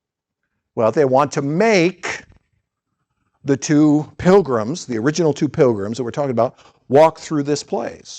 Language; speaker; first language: English; native; English